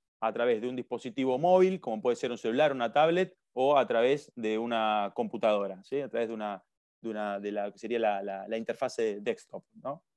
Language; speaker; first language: Spanish; native; Spanish